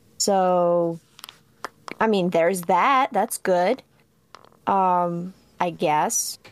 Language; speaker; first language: English; native; English